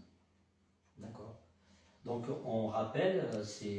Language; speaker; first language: French; native; French